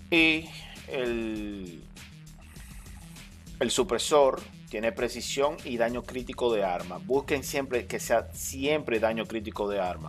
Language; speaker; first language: Spanish; native; Spanish